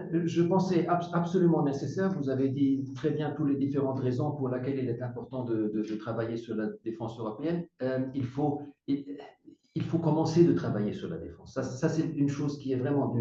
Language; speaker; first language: French; non-native, fluent; German